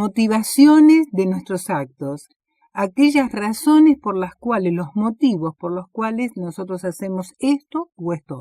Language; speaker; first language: Spanish; native; Spanish